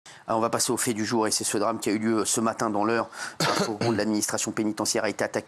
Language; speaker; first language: French; native; French